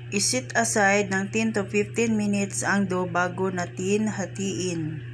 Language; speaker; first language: Filipino; non-native, local second language; Cebuano